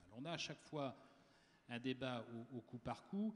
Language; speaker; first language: French; native; French